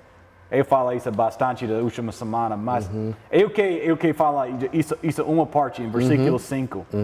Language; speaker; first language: Portuguese; non-native, learner; English